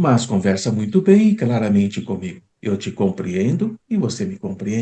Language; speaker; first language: Portuguese; native; Portuguese